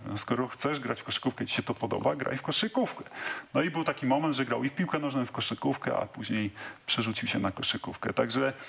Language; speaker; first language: Polish; native; Polish